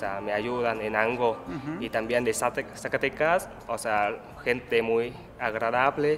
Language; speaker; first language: Spanish; non-native, learner; Vietnamese